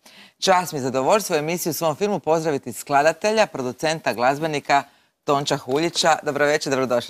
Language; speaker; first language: Croatian; native; Croatian